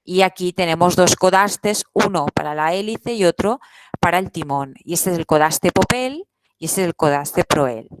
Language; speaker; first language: Spanish; non-native, local second language; Catalan